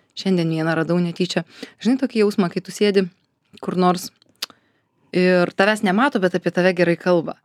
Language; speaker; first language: Lithuanian; native; Lithuanian